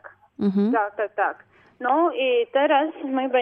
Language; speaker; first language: Polish; non-native, learner; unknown